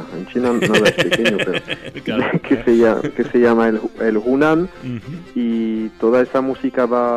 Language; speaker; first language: Spanish; early bilingual, heritage; French